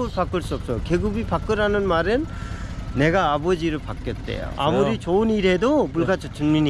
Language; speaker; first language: Korean; non-native, fluent; Hindi